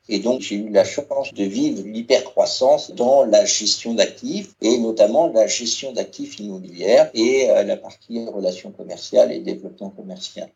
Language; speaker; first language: French; native; French